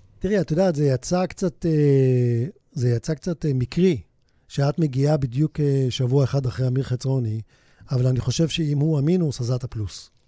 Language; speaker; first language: Hebrew; native; Hebrew